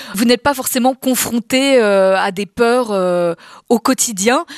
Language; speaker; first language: French; native; French